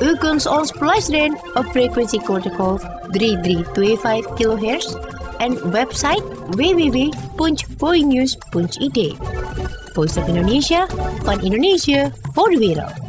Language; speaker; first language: Dutch; non-native, fluent; Indonesian